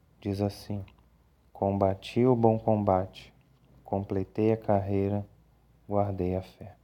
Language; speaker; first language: Portuguese; native; Portuguese